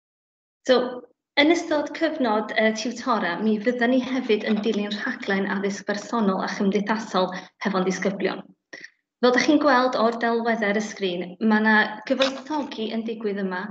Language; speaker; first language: Welsh; native; Welsh